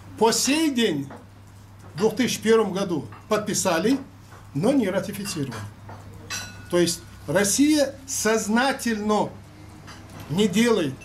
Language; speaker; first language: Russian; non-native, local second language; Chechen